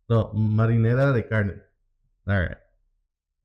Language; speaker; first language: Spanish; non-native, learner; English